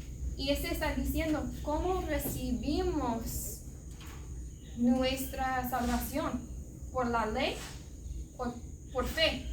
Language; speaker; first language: Spanish; non-native, learner; English